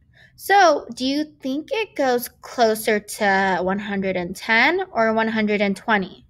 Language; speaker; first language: English; native; English